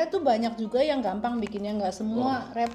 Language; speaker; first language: Indonesian; native; Indonesian